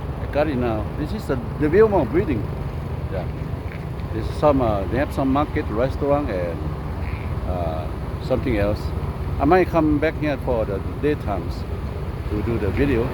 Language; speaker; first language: English; non-native, learner; Lao